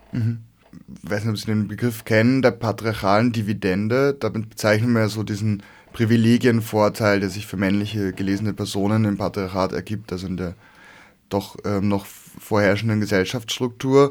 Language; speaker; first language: German; native; German